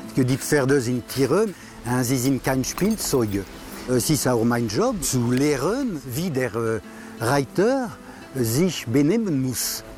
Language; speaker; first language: German; non-native, fluent; French